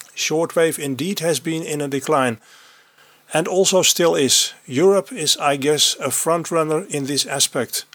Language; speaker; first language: English; non-native, fluent; Dutch